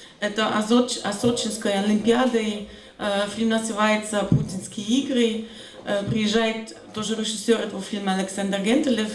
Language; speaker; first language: Russian; non-native, fluent; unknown